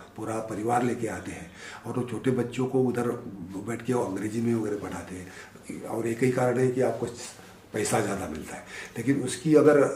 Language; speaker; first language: Hindi; non-native, local second language; Marathi